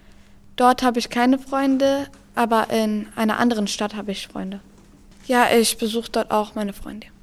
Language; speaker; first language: German; early bilingual, other home language; Turkish